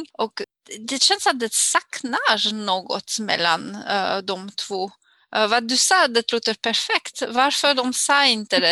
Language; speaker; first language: Swedish; non-native, fluent; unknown